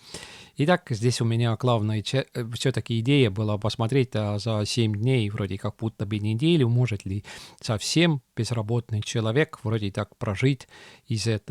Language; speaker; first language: Russian; non-native, local second language; Estonian